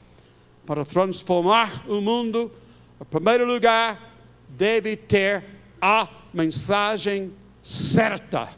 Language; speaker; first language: Portuguese; non-native, fluent; English